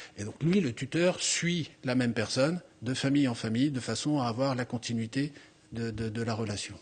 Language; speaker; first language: French; native; French